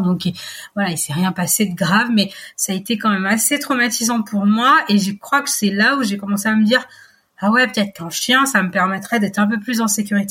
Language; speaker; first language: French; native; French